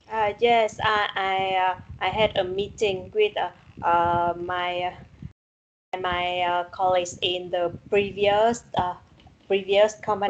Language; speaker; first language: English; non-native, learner; Vietnamese